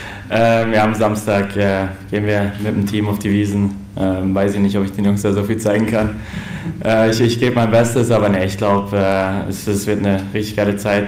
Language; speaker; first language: German; native; German